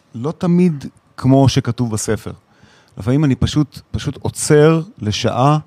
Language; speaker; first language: Hebrew; native; Hebrew